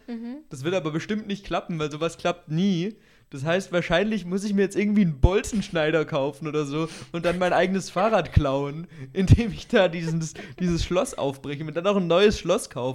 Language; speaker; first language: German; native; German